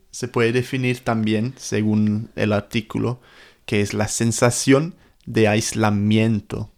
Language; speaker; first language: Spanish; non-native, fluent; English